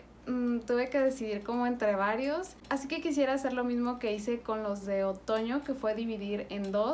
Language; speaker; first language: Spanish; native; Spanish